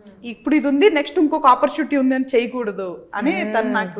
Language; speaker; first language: Telugu; native; Telugu